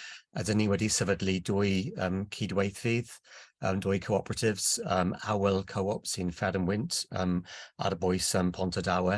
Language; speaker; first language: Welsh; non-native, local second language; English